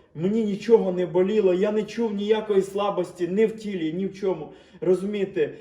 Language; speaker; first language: Ukrainian; native; Ukrainian